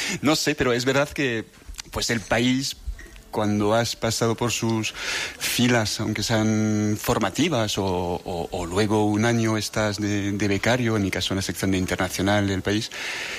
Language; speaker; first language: Spanish; non-native, fluent; French